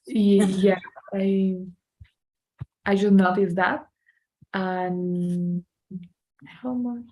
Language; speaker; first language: English; non-native, learner; Spanish